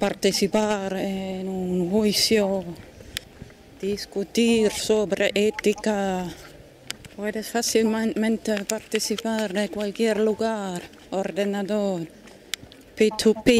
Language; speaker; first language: Spanish; non-native, fluent; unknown